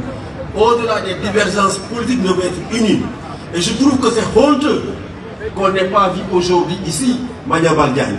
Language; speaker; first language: French; non-native, local second language; Wolof